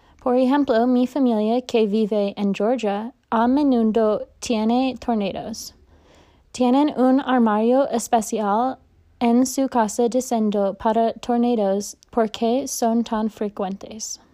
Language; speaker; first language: Spanish; non-native, learner; English